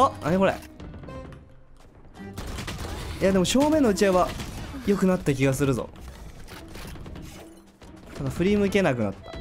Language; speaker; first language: Japanese; native; Japanese